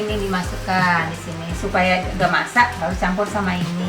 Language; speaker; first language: Indonesian; native; Indonesian